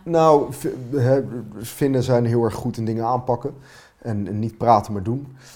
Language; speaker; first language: Dutch; non-native, fluent; Finnish